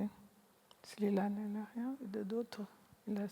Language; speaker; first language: French; non-native, learner; Portuguese